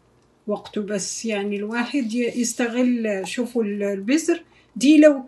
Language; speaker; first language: Arabic; native; Arabic